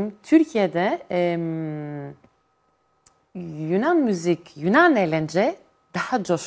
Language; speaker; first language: Turkish; non-native, fluent; Greek